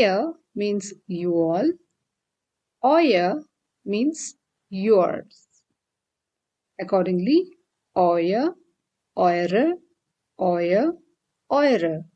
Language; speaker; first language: German; non-native, fluent; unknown